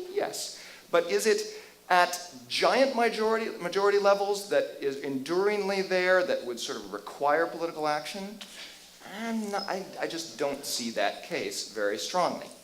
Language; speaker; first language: English; native; English